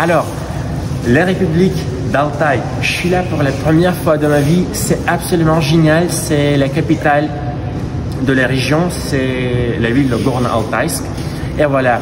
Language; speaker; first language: French; non-native, fluent; Russian